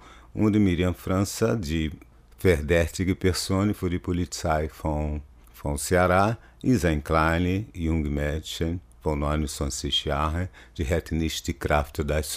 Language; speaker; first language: German; non-native, fluent; Portuguese